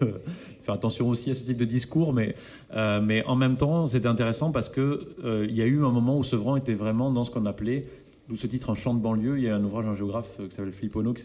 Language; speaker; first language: French; native; French